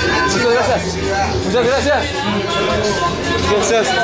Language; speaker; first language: Spanish; non-native, learner; French